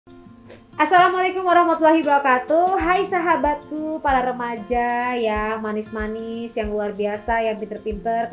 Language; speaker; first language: Indonesian; native; Indonesian